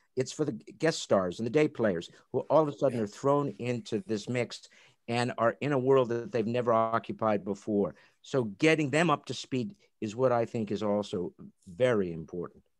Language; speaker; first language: English; native; English